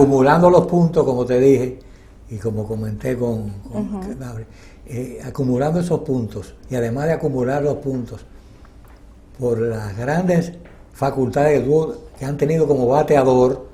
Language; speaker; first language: Spanish; native; Spanish